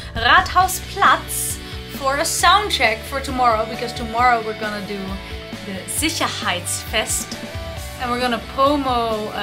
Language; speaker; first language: English; non-native, fluent; Dutch